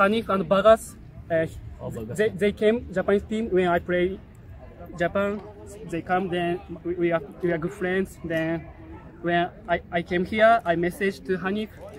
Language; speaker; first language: English; non-native, learner; Japanese